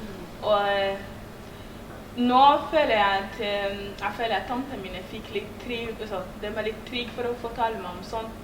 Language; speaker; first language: Norwegian; non-native, learner; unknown